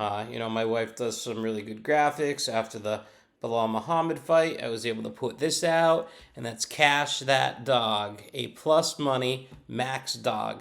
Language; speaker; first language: English; native; English